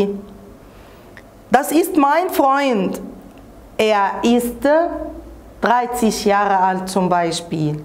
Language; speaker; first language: German; non-native, fluent; Arabic